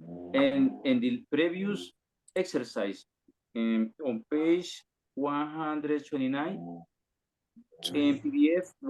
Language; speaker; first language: English; non-native, learner; Spanish